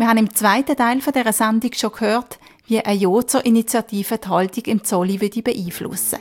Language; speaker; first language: German; native; German